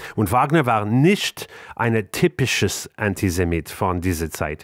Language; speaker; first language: German; non-native, learner; English